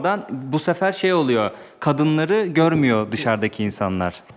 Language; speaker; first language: Turkish; native; Turkish